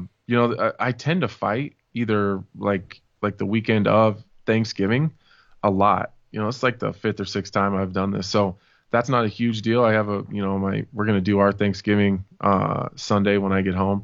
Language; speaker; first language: English; native; English